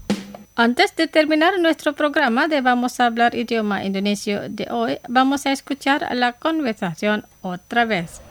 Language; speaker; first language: Spanish; non-native, fluent; Indonesian